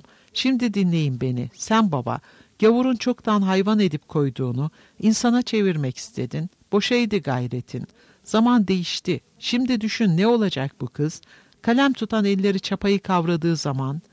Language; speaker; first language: Turkish; native; Turkish